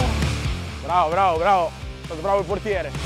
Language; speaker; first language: Italian; native; Italian